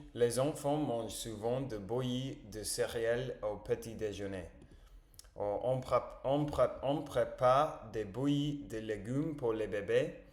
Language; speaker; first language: French; non-native, learner; English